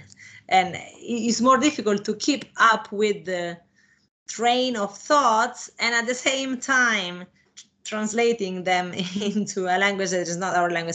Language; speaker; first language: English; non-native, fluent; Italian